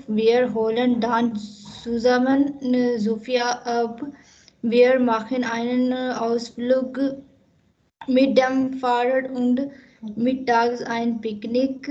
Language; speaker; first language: German; non-native, learner; Urdu